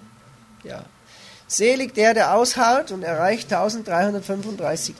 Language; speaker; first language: German; native; German